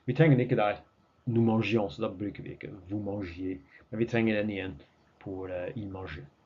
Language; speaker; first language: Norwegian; non-native, fluent; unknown